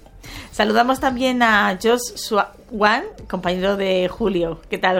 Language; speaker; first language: Spanish; native; Spanish